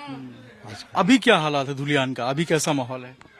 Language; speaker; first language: Hindi; native; Hindi